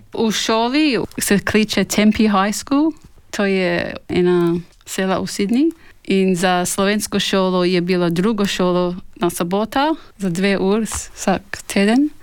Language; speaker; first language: Slovenian; early bilingual, heritage; Slovenian